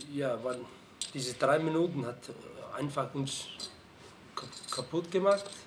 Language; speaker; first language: German; non-native, fluent; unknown